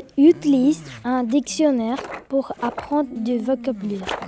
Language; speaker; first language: French; non-native, learner; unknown